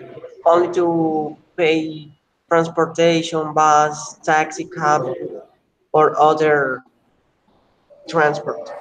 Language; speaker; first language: English; non-native, learner; Spanish